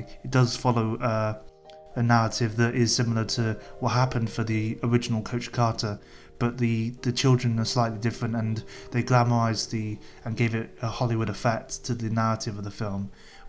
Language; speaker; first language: English; native; English